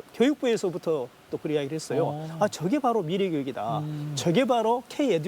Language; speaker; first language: Korean; native; Korean